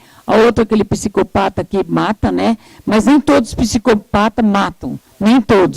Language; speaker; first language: Portuguese; native; Portuguese